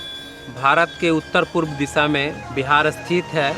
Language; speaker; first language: Hindi; native; Hindi